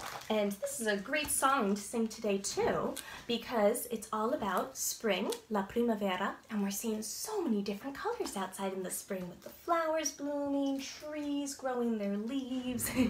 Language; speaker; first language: English; native; English